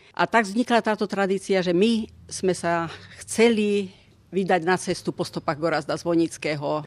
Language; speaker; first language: Slovak; native; Slovak